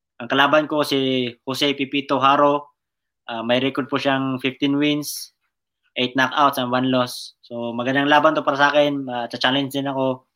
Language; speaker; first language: Filipino; non-native, local second language; Cebuano